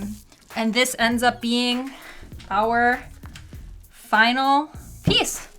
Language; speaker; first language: English; native; English